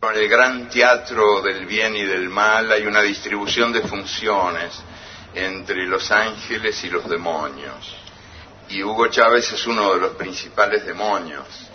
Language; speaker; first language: Spanish; native; Spanish